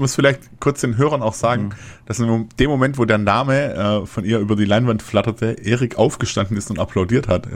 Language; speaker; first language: German; native; German